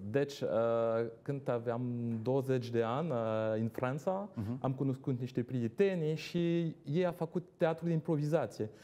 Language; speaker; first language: Romanian; non-native, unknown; French